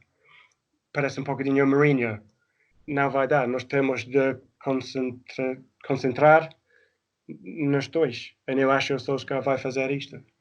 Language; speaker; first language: Portuguese; non-native, fluent; English